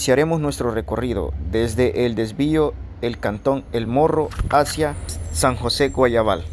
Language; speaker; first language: Spanish; native; Spanish